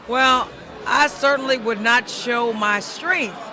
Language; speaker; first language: English; native; English